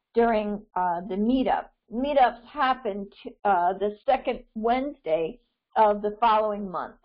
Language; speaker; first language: English; native; English